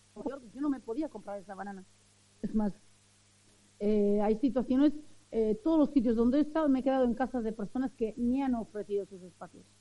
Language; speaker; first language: Spanish; early bilingual, other home language; Arabic